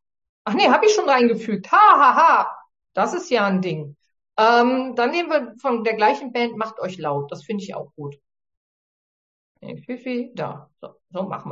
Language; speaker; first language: German; native; German